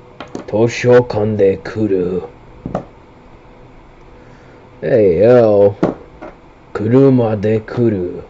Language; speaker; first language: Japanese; non-native, learner; English